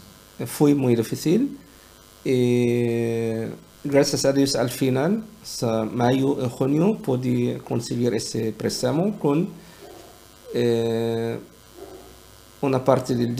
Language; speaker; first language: Spanish; non-native, learner; Arabic